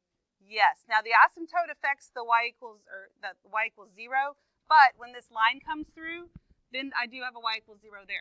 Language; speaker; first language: English; native; English